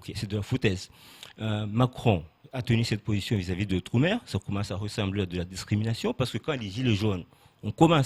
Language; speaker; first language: French; native; French